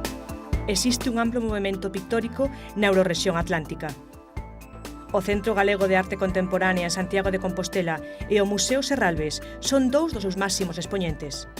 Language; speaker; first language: Galician; native; Galician